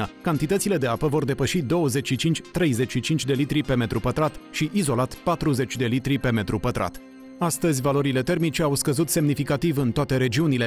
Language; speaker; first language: Romanian; native; Romanian